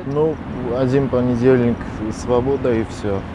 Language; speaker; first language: Russian; non-native, fluent; Armenian